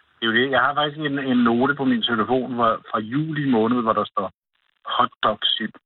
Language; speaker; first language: Danish; native; Danish